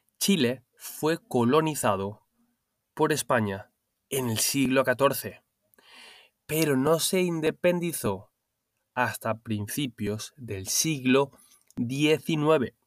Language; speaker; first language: Spanish; non-native, learner; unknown